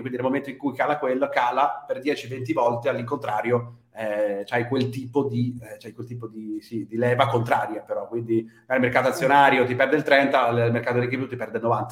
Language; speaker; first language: Italian; native; Italian